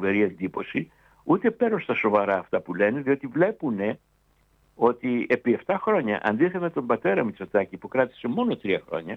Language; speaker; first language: Greek; native; Greek